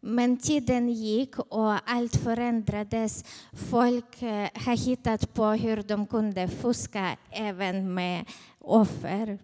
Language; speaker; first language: Swedish; non-native, fluent; Ukrainian